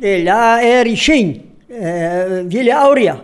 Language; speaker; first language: Portuguese; non-native, local second language; Polish